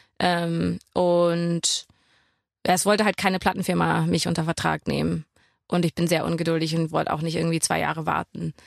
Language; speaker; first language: German; non-native, fluent; English